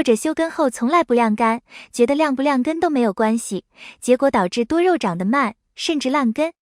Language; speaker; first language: Chinese; native; Chinese